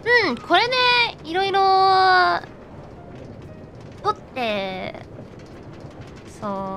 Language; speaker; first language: Japanese; non-native, learner; English